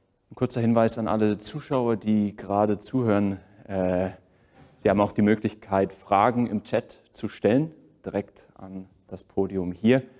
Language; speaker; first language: German; native; German